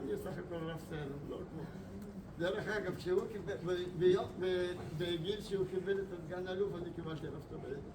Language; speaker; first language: Hebrew; non-native, fluent; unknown